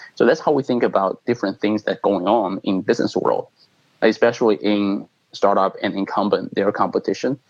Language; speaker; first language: English; non-native, fluent; Chinese